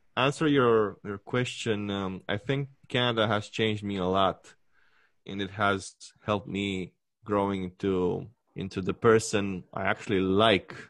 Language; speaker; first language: English; non-native, fluent; Romanian